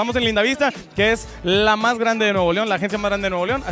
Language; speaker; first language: Spanish; native; Spanish